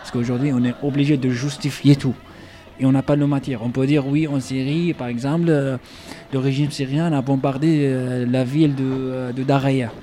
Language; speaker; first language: French; non-native, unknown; Arabic